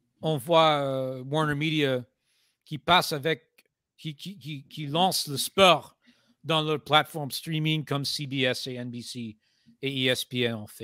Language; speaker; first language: French; non-native, fluent; English